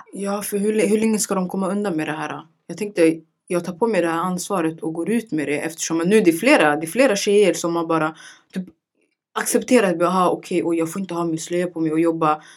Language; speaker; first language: Swedish; early bilingual, other home language; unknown